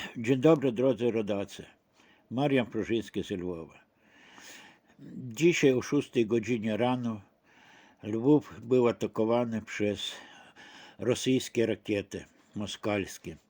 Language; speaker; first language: Polish; early bilingual, heritage; Polish